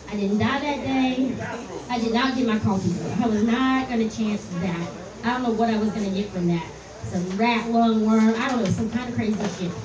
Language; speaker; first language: English; native; English